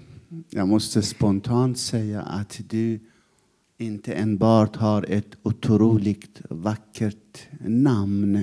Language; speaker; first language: Swedish; non-native, fluent; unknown